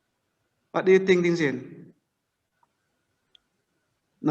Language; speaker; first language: English; non-native, learner; Indonesian